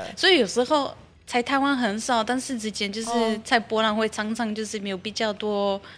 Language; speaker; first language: Chinese; non-native, fluent; Polish